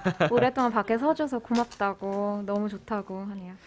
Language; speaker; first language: Korean; native; Korean